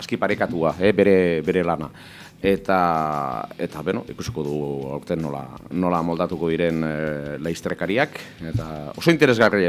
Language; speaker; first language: Basque; native; Basque